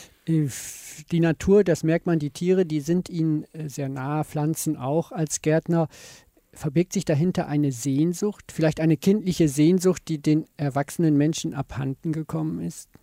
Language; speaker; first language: German; native; German